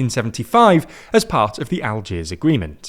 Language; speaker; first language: English; native; English